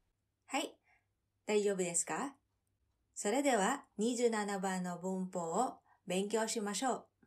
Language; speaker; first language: Japanese; non-native, fluent; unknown